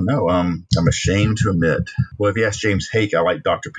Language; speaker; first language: English; native; English